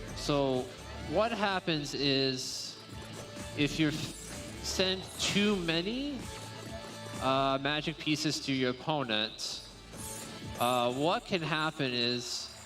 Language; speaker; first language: English; native; English